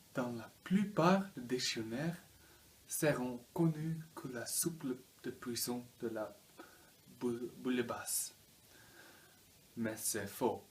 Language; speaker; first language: French; non-native, learner; Dutch